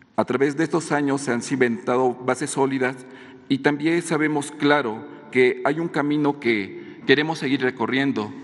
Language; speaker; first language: Spanish; native; Spanish